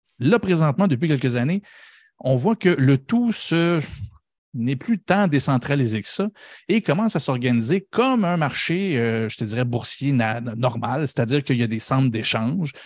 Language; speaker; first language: French; native; French